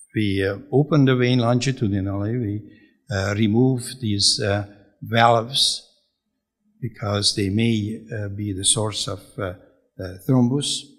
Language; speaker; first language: English; non-native, fluent; Hungarian